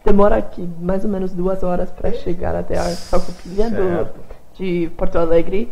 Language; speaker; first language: Portuguese; non-native, fluent; English